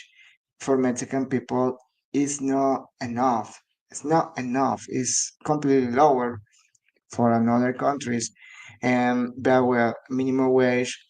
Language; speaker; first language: English; non-native, learner; Spanish